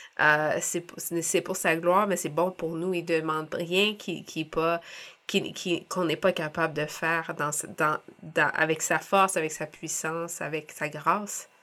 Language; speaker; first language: French; native; French